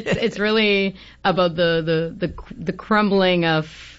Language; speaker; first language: English; non-native, fluent; Spanish